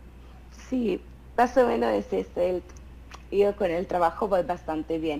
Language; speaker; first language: Spanish; non-native, fluent; Italian